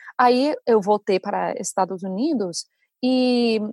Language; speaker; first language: Portuguese; non-native, fluent; English